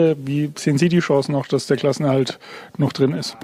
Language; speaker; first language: German; native; German